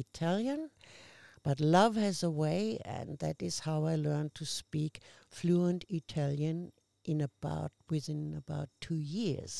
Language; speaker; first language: English; non-native, fluent; German